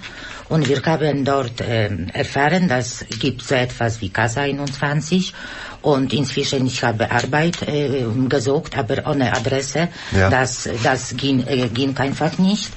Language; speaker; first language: German; non-native, learner; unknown